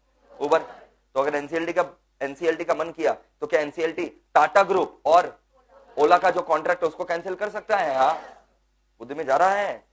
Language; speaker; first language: Hindi; non-native, local second language; Bangla